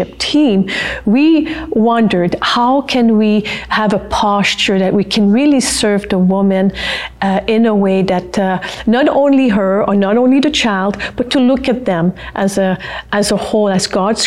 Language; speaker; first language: English; non-native, fluent; French